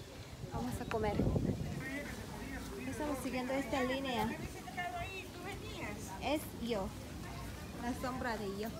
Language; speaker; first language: Spanish; non-native, fluent; Korean